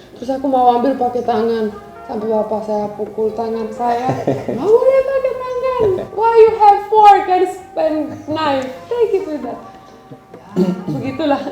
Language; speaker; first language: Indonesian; non-native, fluent; Romanian